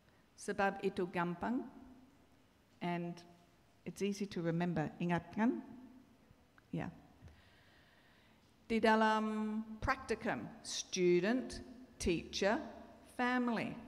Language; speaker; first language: Indonesian; non-native, learner; English